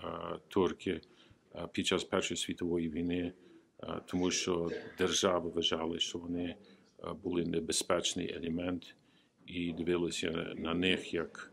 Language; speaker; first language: Ukrainian; early bilingual, heritage; Ukrainian